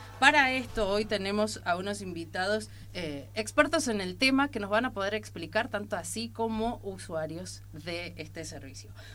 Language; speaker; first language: Spanish; native; Spanish